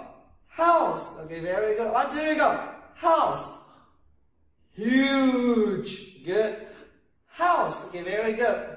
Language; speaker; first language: English; non-native, learner; Vietnamese